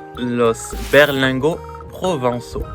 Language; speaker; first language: Spanish; non-native, fluent; French